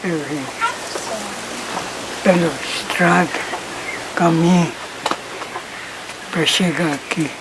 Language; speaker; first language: Portuguese; non-native, learner; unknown